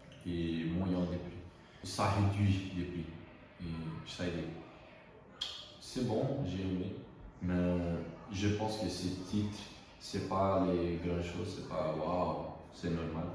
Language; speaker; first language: French; non-native, learner; Portuguese